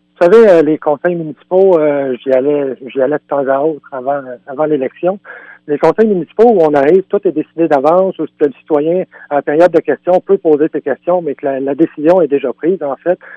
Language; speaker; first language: French; native; French